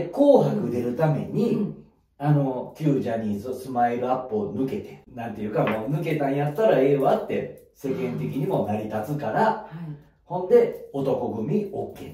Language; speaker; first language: Japanese; native; Japanese